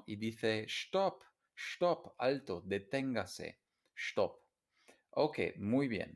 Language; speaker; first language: Spanish; non-native, fluent; English